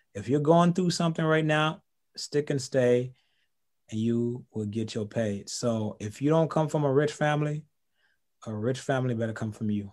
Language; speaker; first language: English; early bilingual, other home language; Haitian Creole